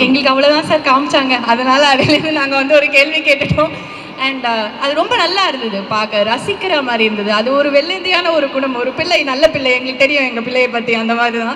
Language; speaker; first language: Tamil; native; Tamil